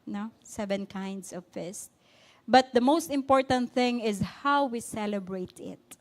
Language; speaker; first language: English; non-native, local second language; Filipino